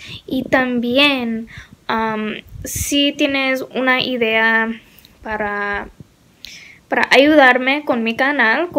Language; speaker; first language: Spanish; non-native, learner; English